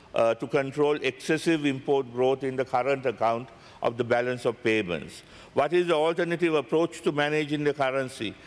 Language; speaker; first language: English; non-native, local second language; Sinhala